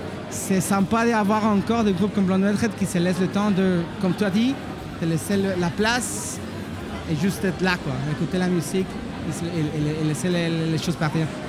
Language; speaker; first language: French; non-native, fluent; Spanish